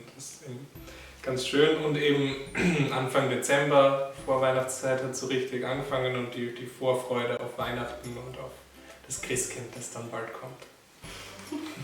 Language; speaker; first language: German; native; German